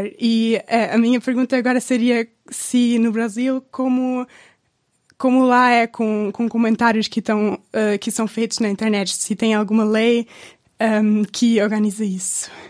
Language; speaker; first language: Portuguese; non-native, fluent; German